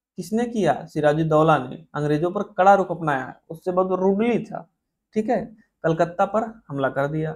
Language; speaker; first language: Hindi; native; Hindi